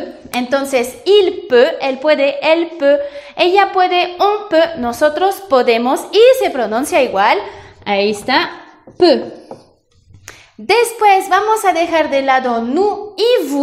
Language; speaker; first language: Spanish; non-native, fluent; French